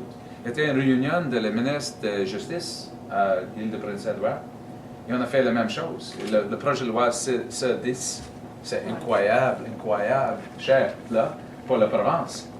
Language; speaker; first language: French; non-native, learner; English